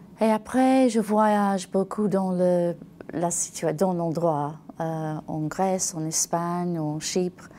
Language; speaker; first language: French; non-native, learner; English